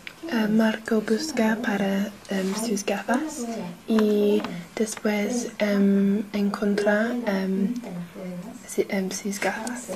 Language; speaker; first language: Spanish; non-native, learner; English